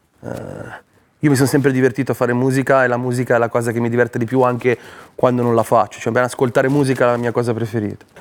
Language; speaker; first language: Italian; native; Italian